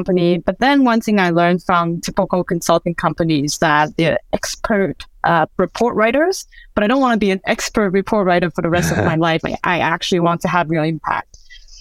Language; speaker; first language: English; non-native, fluent; Chinese